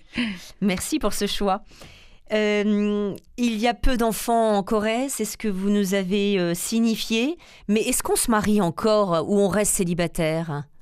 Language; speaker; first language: French; native; French